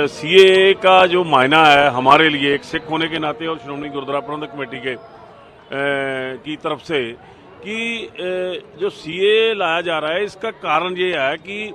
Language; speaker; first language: Hindi; non-native, local second language; Punjabi